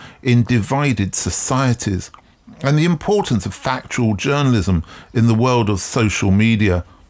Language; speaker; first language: English; native; English